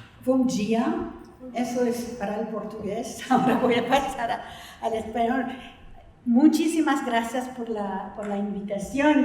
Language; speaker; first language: Spanish; non-native, fluent; French